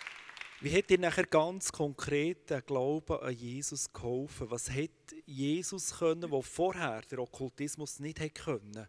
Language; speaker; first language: German; native; German